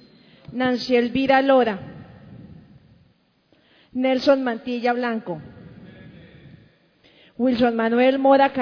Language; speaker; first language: Spanish; native; Spanish